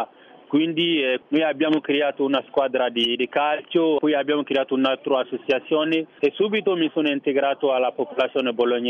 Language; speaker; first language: Italian; non-native, fluent; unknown